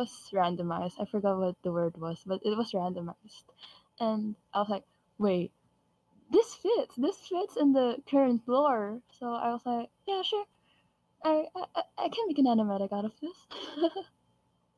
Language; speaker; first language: English; non-native, local second language; Filipino